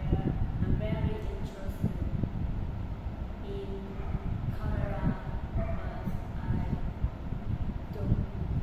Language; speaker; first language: English; non-native, learner; Vietnamese